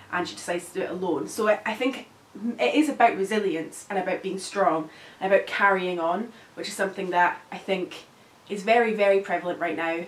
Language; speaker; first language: English; native; English